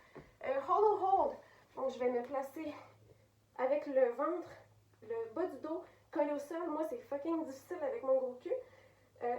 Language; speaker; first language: French; native; French